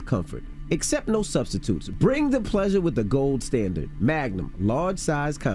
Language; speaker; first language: English; native; English